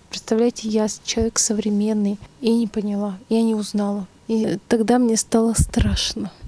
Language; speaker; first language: Russian; native; Russian